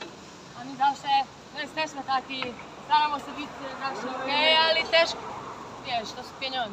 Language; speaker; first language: Polish; non-native, learner; Croatian